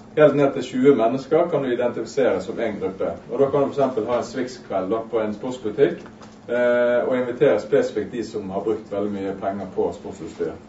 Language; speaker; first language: Norwegian; native; Norwegian